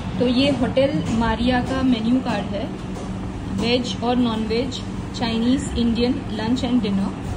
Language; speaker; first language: Hindi; native; Hindi